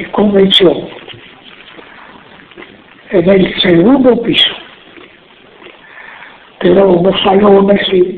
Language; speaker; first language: Spanish; non-native, local second language; Friulian